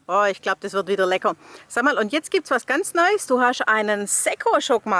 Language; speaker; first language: German; native; German